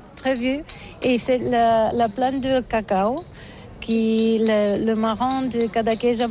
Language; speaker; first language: French; non-native, learner; Catalan